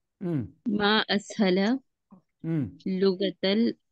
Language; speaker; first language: Arabic; non-native, fluent; Malayalam